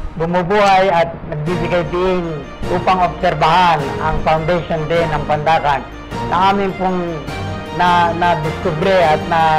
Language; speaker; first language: Filipino; native; Filipino